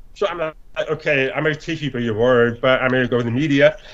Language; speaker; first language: English; native; English